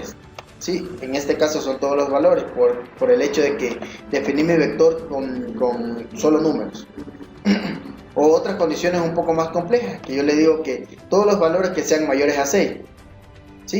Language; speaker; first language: Spanish; native; Spanish